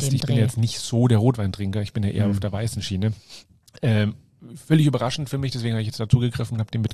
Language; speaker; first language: German; native; German